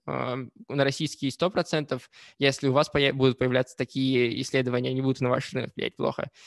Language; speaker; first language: Russian; native; Russian